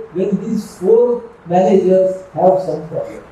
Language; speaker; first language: English; non-native, local second language; Marathi